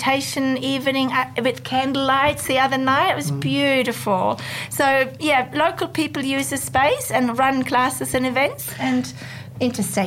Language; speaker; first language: English; non-native, fluent; German